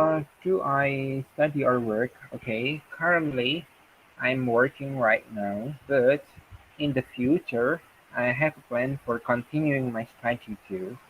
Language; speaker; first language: English; non-native, learner; Indonesian